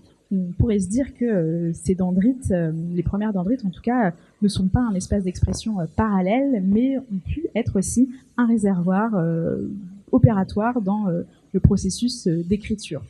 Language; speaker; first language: French; native; French